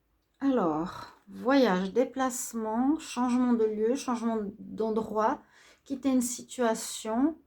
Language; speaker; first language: French; native; French